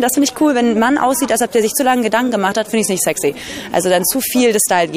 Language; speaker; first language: German; native; German